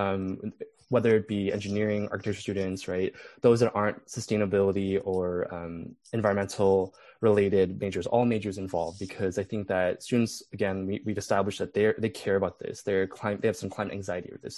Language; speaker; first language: English; native; English